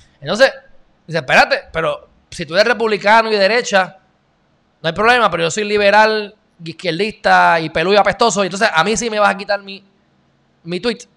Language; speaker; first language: Spanish; native; Spanish